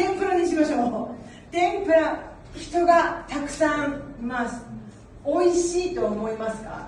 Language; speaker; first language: Japanese; non-native, learner; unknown